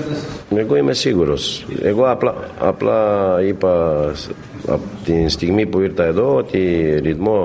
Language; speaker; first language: Greek; non-native, fluent; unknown